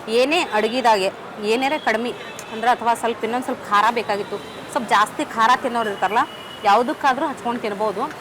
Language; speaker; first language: Kannada; native; Kannada